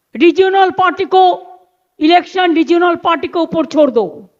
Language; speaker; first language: Hindi; non-native, local second language; Bangla